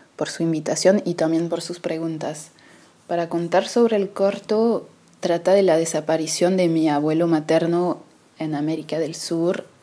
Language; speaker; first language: Spanish; early bilingual, other home language; French